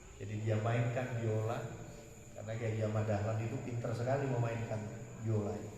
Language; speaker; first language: Indonesian; non-native, local second language; Madurese